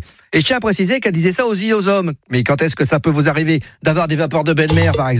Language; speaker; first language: French; native; French